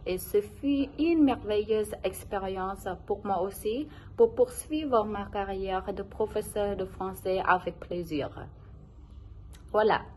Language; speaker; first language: French; non-native, local second language; Khmer